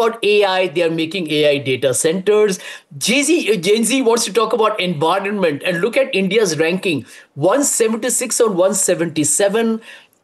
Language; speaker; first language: English; non-native, local second language; Hindi